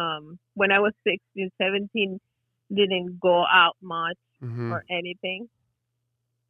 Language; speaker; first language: English; non-native, fluent; Spanish